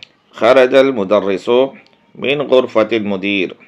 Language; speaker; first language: Arabic; non-native, fluent; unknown